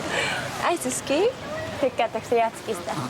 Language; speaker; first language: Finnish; non-native, learner; Japanese